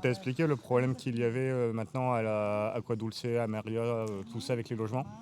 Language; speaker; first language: French; native; French